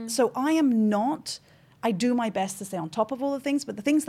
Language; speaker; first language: English; non-native, fluent; French